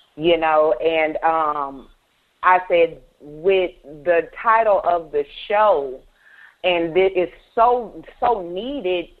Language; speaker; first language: English; native; English